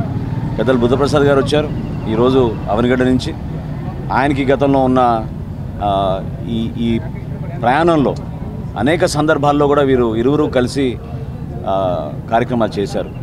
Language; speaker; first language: Telugu; native; Telugu